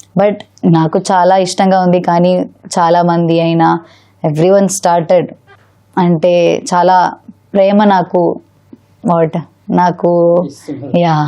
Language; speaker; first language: Telugu; non-native, learner; Malayalam